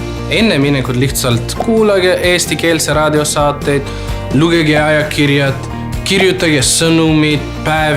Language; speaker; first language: Estonian; non-native, fluent; Macedonian